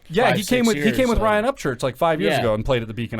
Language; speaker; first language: English; native; English